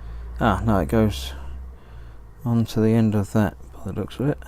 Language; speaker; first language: English; native; English